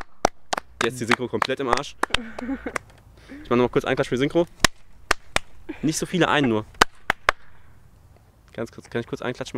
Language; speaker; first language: German; native; German